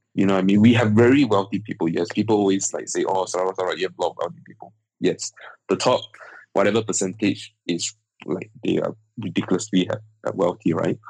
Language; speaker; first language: English; native; English